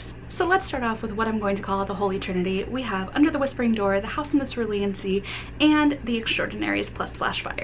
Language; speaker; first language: English; native; English